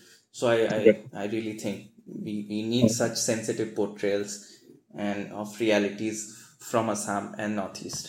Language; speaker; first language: English; non-native, local second language; Assamese